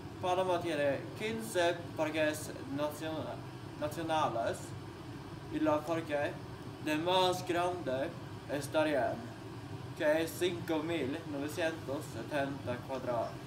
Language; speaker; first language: Spanish; non-native, learner; Swedish